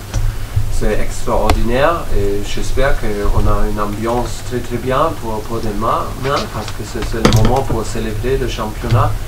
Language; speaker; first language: French; non-native, fluent; German